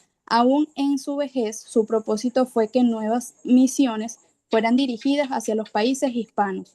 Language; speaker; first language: Spanish; native; Spanish